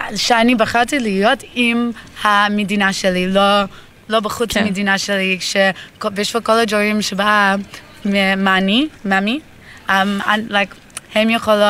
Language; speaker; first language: Hebrew; non-native, learner; English